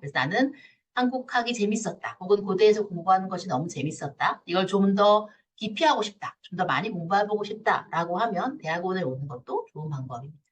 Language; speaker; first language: Korean; native; Korean